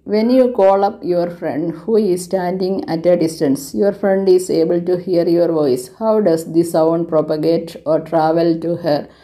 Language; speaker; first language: English; non-native, local second language; Malayalam